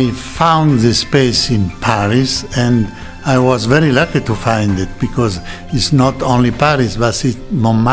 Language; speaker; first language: English; non-native, learner; Italian